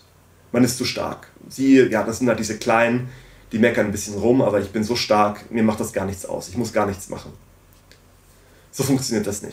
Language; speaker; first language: German; native; German